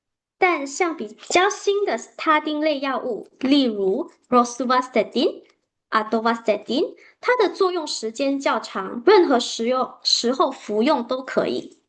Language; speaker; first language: Chinese; native; Chinese